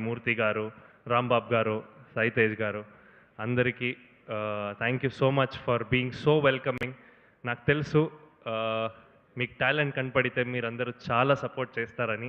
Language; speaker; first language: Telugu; non-native, learner; Kannada